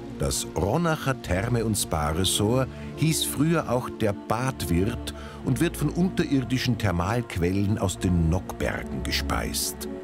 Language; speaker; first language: German; native; German